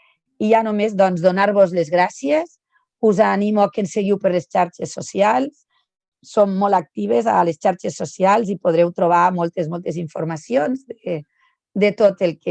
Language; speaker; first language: Catalan; native; Catalan